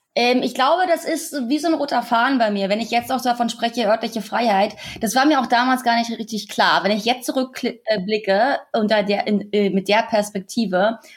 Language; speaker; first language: German; native; German